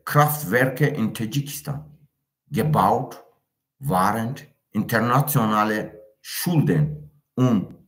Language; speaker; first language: German; non-native, learner; Tajik